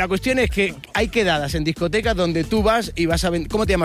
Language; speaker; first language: Spanish; native; Spanish